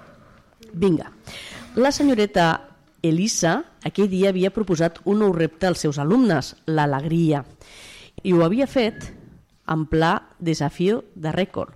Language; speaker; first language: Catalan; native; Catalan